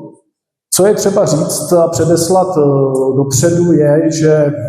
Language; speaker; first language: Czech; native; Czech